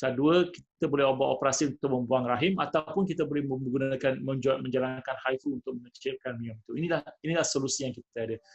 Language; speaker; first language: Malay; non-native, local second language; Tamil